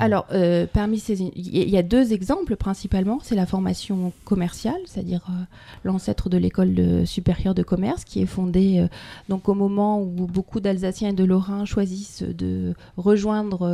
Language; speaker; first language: French; native; French